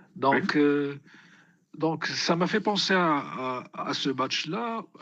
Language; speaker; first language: French; non-native, local second language; Arabic